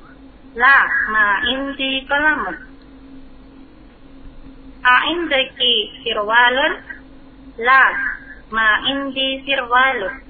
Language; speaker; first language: Arabic; non-native, learner; Indonesian